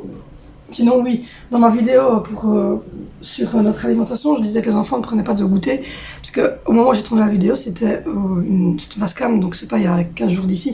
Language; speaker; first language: French; native; French